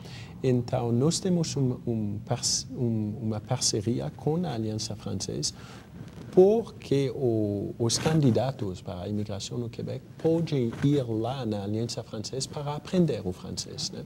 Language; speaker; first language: Portuguese; non-native, fluent; French